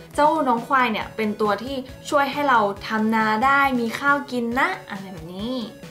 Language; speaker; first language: Thai; native; Thai